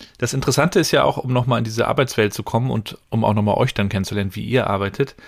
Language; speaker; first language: German; native; German